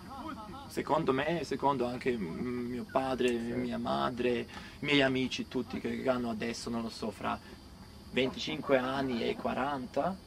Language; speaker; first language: Italian; non-native, fluent; Serbian